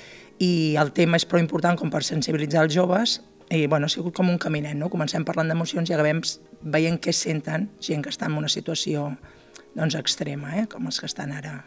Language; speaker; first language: Catalan; native; Catalan